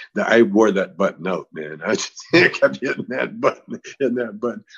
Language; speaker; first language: English; native; English